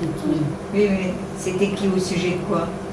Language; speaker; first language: French; native; French